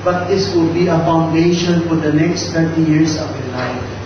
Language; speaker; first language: English; non-native, local second language; Filipino